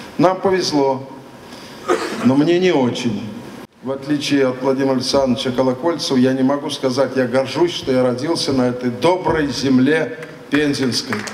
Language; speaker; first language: Russian; non-native, local second language; Tatar